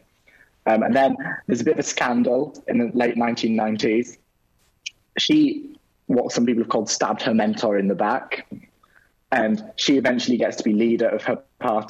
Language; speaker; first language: English; native; English